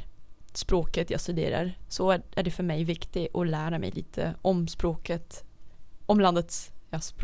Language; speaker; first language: Swedish; non-native, fluent; Dutch